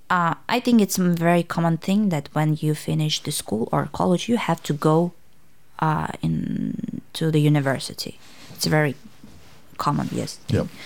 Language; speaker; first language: English; non-native, fluent; Uzbek